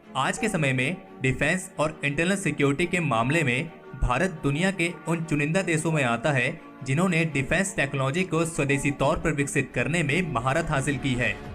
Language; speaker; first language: Hindi; native; Hindi